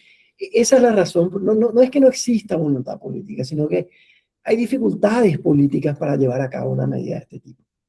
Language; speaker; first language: Spanish; native; Spanish